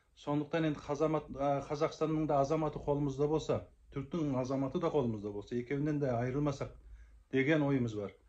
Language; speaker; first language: Kazakh; early bilingual, heritage; Kazakh